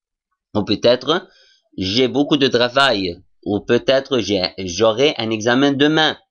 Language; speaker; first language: French; non-native, fluent; Arabic